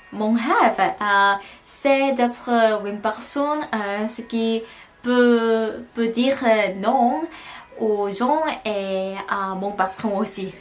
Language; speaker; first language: French; non-native, learner; Korean